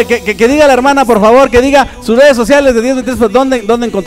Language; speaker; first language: Spanish; native; Spanish